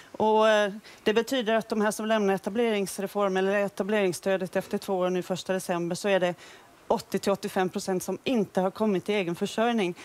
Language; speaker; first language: Swedish; native; Swedish